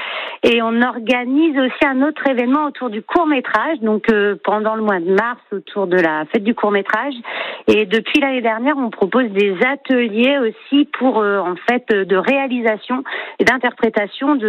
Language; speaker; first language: French; native; French